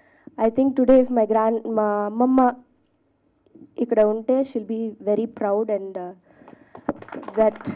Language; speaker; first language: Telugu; non-native, local second language; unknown